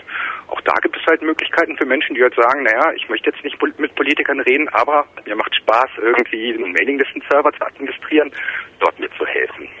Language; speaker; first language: German; native; German